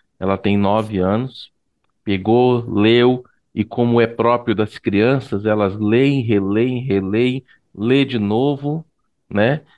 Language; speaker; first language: Portuguese; native; Portuguese